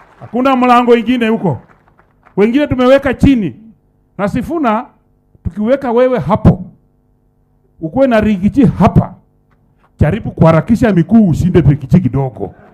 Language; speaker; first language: Swahili; non-native, local second language; Luyia